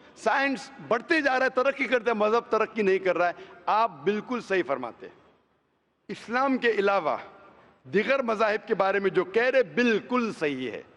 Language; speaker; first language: Hindi; non-native, local second language; Konkani